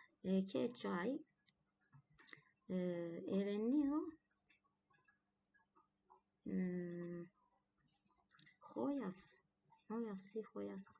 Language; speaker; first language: Spanish; non-native, learner; Turkish